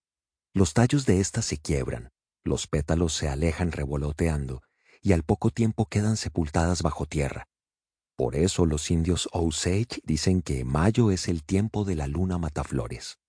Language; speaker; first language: Spanish; native; Spanish